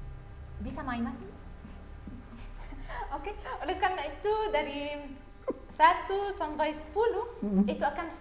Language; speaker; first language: Indonesian; non-native, learner; Arabic